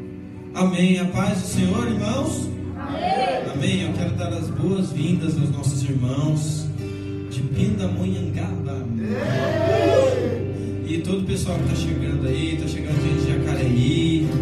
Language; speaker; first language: Portuguese; native; Portuguese